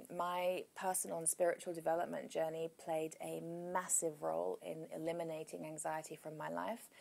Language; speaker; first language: English; native; English